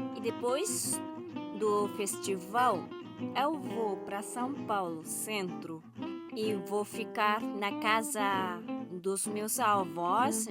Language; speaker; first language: Portuguese; non-native, learner; Japanese